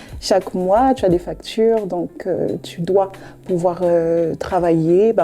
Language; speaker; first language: French; non-native, local second language; Lingala